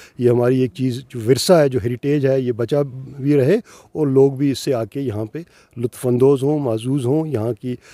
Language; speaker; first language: Urdu; non-native, local second language; Kashmiri